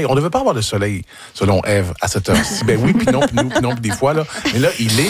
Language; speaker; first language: French; native; French